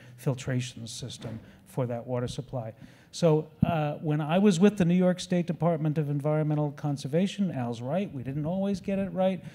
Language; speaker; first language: English; native; English